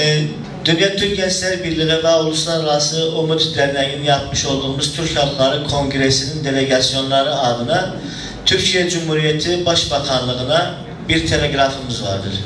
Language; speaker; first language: Turkish; native; Turkish